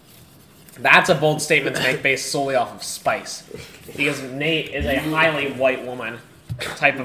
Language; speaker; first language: English; native; English